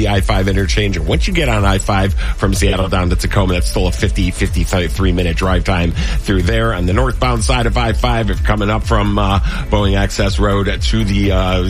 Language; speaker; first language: English; native; English